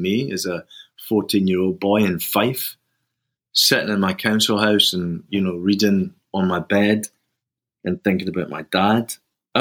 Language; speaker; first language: English; native; English